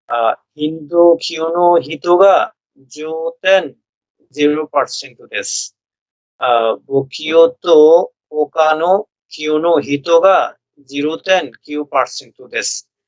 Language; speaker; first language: Japanese; non-native, learner; Bangla